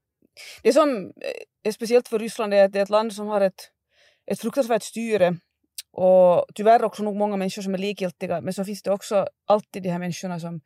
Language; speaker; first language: Swedish; native; Swedish